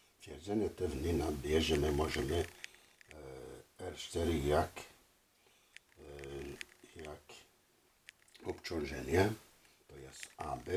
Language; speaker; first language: Polish; non-native, fluent; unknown